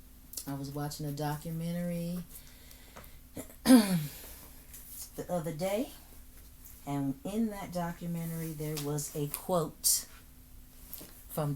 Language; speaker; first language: English; native; English